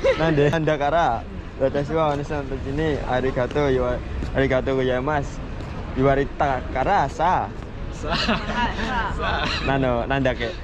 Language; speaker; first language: Japanese; non-native, learner; Indonesian